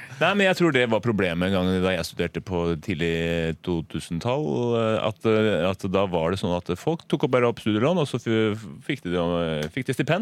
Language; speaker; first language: Norwegian; native; Norwegian